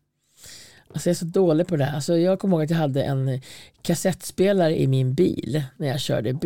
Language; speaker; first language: Swedish; native; Swedish